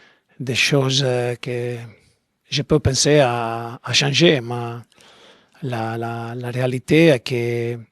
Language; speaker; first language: French; non-native, learner; Italian